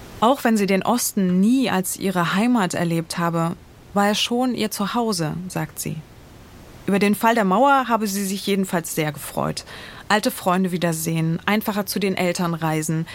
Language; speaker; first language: German; native; German